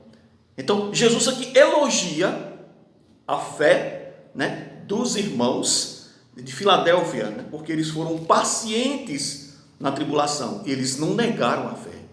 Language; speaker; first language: Portuguese; native; Portuguese